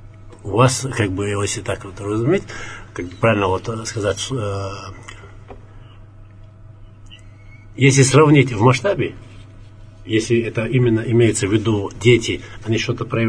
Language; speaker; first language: Russian; non-native, local second language; Chechen